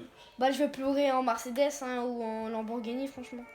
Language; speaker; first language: French; native; French